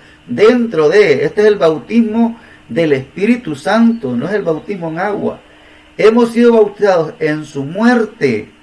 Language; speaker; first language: Spanish; native; Spanish